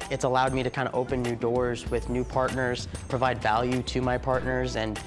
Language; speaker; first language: English; native; English